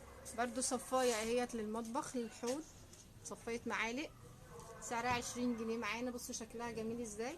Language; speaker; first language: Arabic; native; Arabic